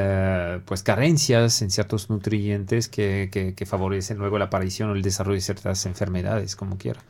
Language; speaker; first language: Spanish; non-native, fluent; French